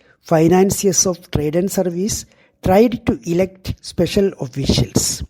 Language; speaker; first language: English; non-native, local second language; Malayalam